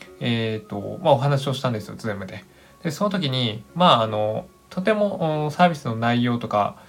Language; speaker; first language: Japanese; native; Japanese